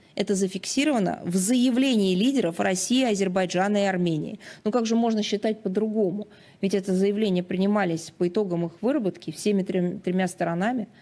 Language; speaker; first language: Russian; native; Russian